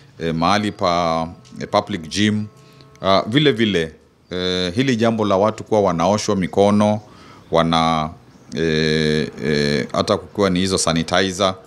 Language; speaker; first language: Swahili; non-native, local second language; Kamba